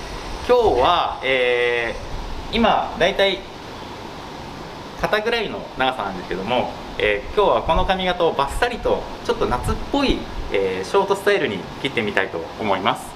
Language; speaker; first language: Japanese; native; Japanese